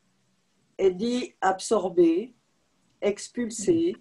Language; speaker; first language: French; native; French